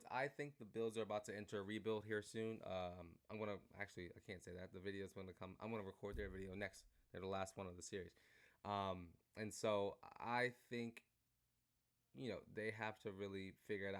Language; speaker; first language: English; native; English